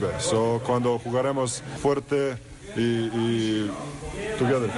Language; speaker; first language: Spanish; non-native, learner; English